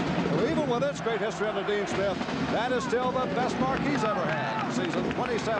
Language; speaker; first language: English; native; English